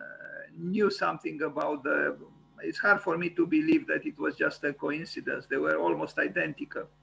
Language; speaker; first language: English; non-native, fluent; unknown